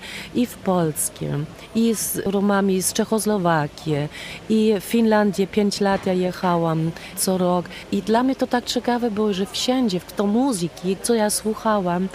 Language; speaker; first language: Polish; non-native, learner; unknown